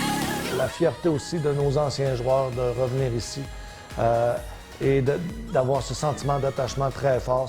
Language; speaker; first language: French; native; French